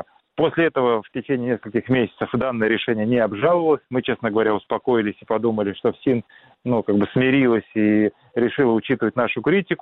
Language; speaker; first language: Russian; native; Russian